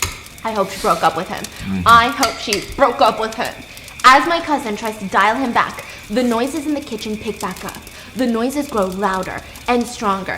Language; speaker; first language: English; native; English